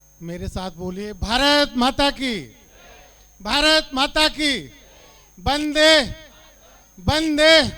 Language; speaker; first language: Hindi; native; Hindi